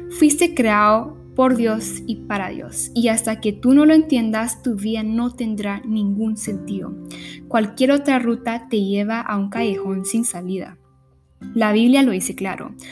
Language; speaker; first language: Spanish; early bilingual, heritage; Spanish